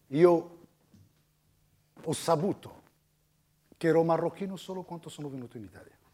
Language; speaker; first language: Italian; non-native, fluent; Arabic